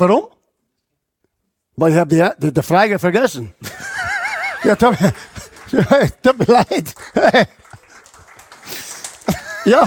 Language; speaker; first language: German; non-native, fluent; English